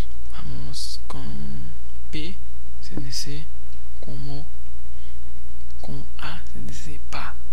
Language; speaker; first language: Spanish; non-native, fluent; Haitian Creole